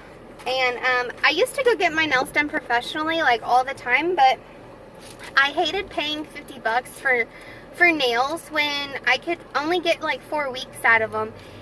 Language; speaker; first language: English; native; English